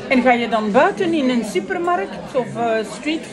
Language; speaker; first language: Dutch; non-native, fluent; French